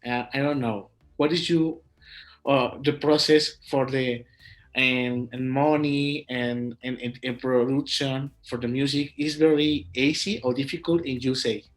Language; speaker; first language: English; non-native, learner; Spanish